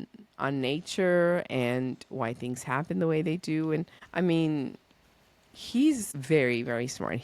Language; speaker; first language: English; early bilingual, other home language; Spanish